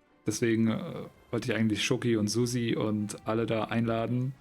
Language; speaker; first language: German; native; German